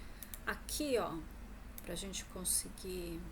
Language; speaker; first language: Portuguese; native; Portuguese